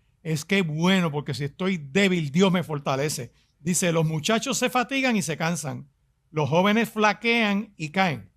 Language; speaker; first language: Spanish; native; Spanish